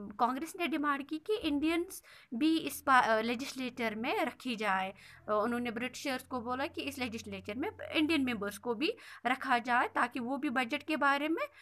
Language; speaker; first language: Hindi; non-native, local second language; Kashmiri